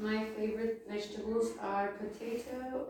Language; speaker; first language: English; non-native, learner; Turkish